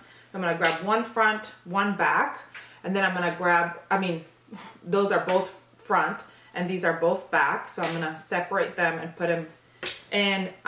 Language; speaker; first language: English; native; English